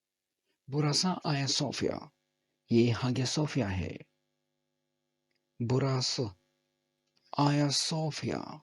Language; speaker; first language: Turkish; non-native, fluent; Urdu